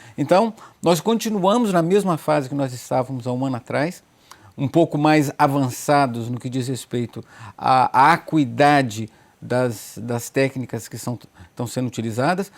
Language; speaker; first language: Portuguese; native; Portuguese